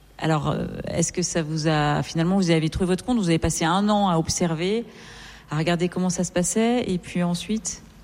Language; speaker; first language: French; native; French